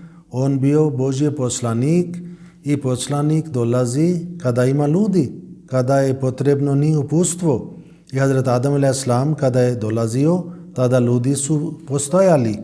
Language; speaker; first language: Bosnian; non-native, learner; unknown